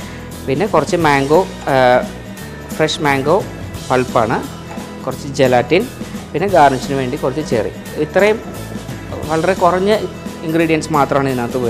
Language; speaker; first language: Malayalam; native; Malayalam